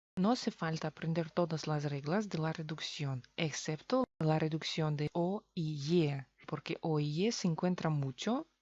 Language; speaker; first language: Spanish; non-native, fluent; Russian